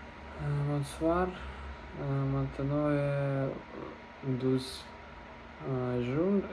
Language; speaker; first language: French; non-native, learner; Russian